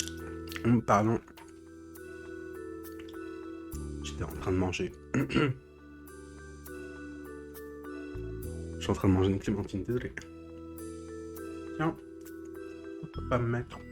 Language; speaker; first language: French; native; French